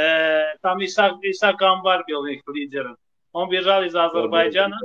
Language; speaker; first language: Russian; non-native, fluent; Armenian